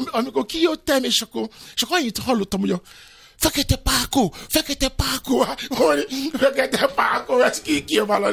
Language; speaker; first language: Hungarian; non-native, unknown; Yoruba